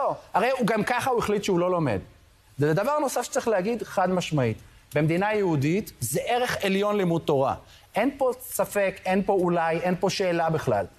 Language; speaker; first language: Hebrew; native; Hebrew